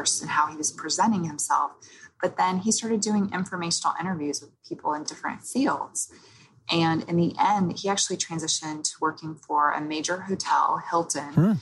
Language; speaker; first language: English; native; English